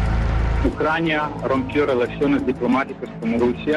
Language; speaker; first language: Spanish; non-native, fluent; Ukrainian